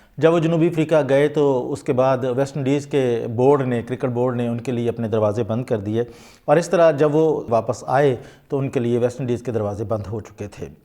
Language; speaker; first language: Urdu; native; Urdu